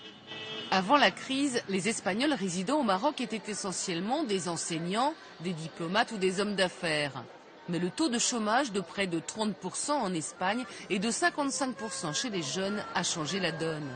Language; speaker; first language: French; native; French